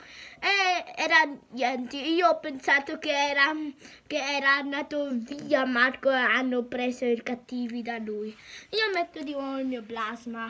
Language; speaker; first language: Italian; early bilingual, heritage; Italian